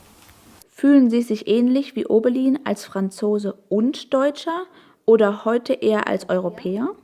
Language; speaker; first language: German; native; German